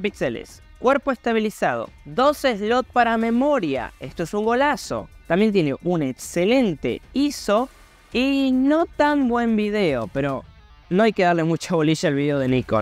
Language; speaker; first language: Spanish; native; Spanish